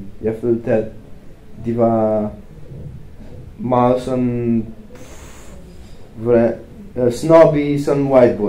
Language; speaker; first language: Danish; non-native, fluent; Romanian